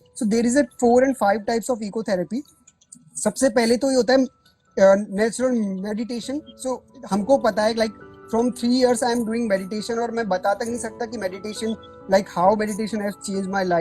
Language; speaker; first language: Hindi; native; Hindi